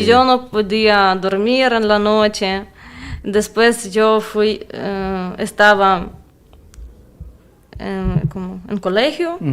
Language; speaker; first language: Spanish; non-native, learner; Russian